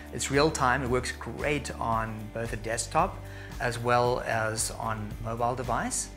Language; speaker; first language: English; native; English